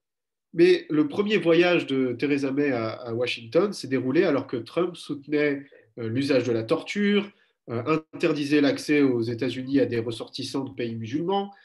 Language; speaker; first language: French; native; French